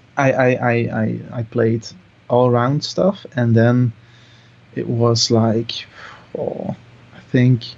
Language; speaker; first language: English; non-native, fluent; Dutch